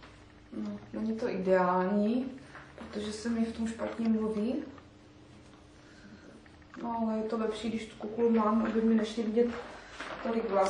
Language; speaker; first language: Czech; native; Czech